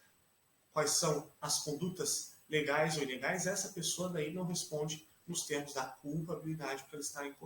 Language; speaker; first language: Portuguese; native; Portuguese